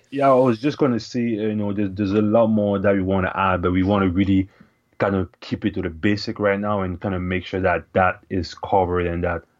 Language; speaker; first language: English; non-native, local second language; French